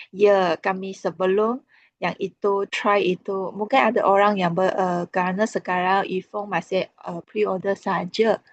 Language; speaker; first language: Malay; non-native, local second language; Chinese